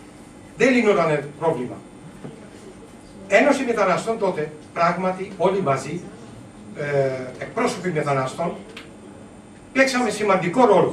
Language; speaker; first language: Greek; non-native, learner; Urdu